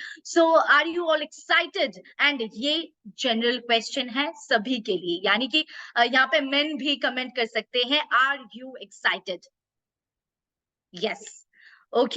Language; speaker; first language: Hindi; native; Hindi